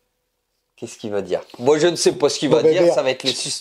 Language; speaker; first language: French; native; French